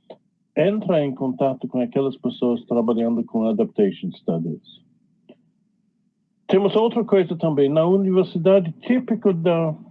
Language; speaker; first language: Portuguese; non-native, fluent; English